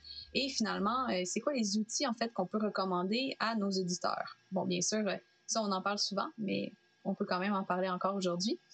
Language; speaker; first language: French; native; French